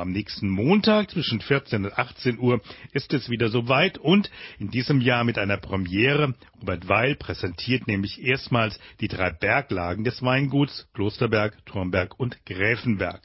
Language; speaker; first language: German; native; German